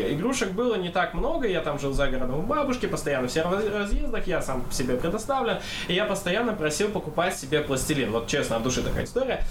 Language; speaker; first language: Russian; non-native, local second language; Kazakh